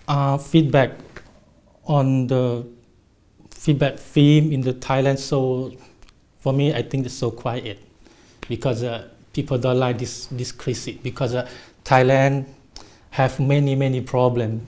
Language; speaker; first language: English; non-native, learner; Thai